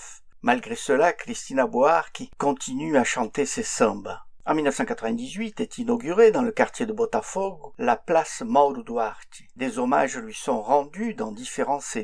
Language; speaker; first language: French; native; French